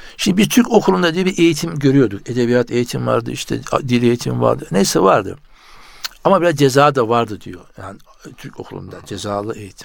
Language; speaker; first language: Turkish; native; Turkish